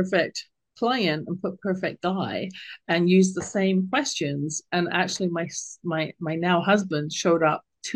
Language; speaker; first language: English; native; English